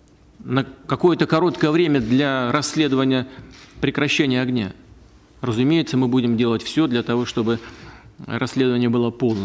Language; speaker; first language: Russian; native; Russian